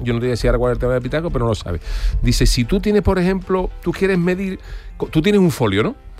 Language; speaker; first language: Spanish; native; Spanish